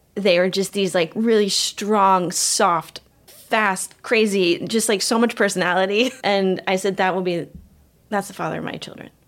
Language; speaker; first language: English; native; English